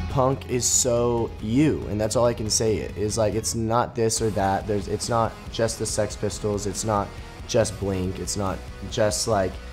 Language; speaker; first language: English; native; English